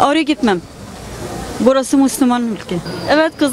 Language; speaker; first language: Turkish; non-native, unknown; Arabic